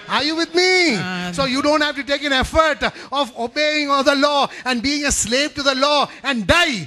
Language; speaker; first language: English; non-native, local second language; Malayalam